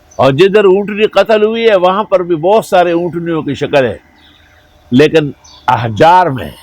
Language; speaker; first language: Urdu; non-native, local second language; Pashto